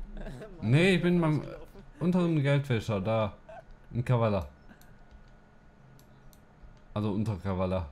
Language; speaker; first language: German; native; German